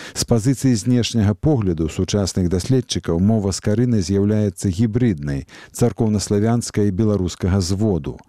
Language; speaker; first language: Belarusian; native; Belarusian